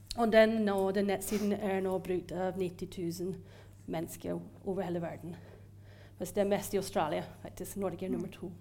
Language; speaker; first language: Norwegian; non-native, fluent; English